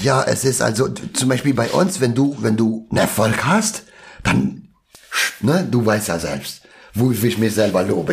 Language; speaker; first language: German; non-native, local second language; Albanian